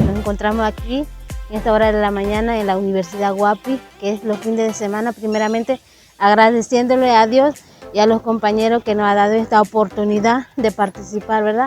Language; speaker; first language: Spanish; non-native, local second language; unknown